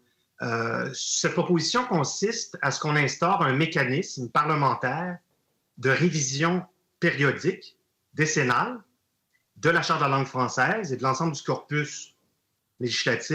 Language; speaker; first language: French; native; French